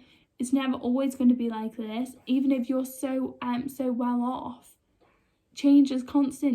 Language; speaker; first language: English; native; English